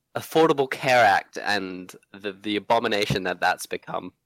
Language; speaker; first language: English; non-native, local second language; Cantonese